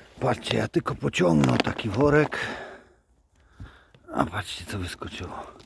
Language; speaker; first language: Polish; native; Polish